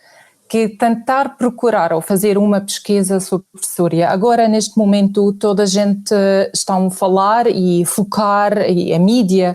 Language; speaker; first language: Portuguese; non-native, fluent; Arabic